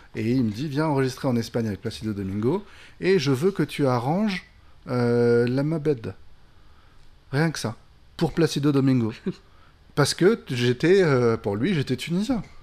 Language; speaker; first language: French; native; French